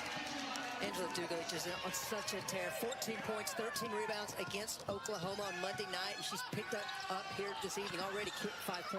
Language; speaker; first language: English; native; English